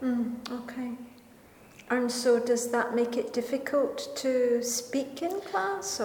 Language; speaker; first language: English; non-native, fluent; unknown